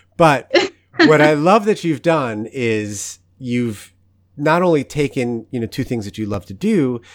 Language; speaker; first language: English; native; English